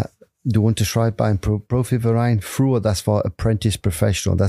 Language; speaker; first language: German; non-native, fluent; English